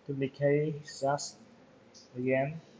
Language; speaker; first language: English; non-native, local second language; Vietnamese